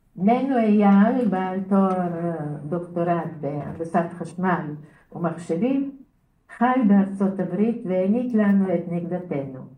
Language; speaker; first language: Hebrew; early bilingual, other home language; Bulgarian